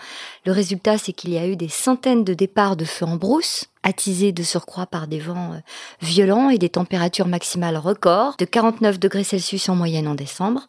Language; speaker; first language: French; native; French